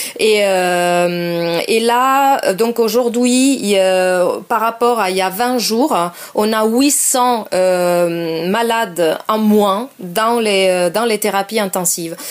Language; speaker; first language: French; non-native, fluent; Italian